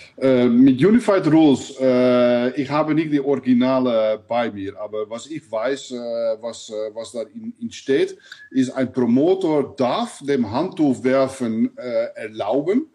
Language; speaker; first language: German; non-native, learner; Dutch